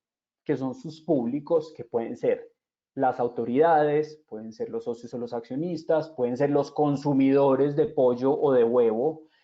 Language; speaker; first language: Spanish; native; Spanish